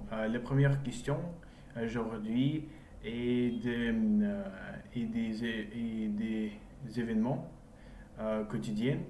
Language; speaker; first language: French; non-native, learner; English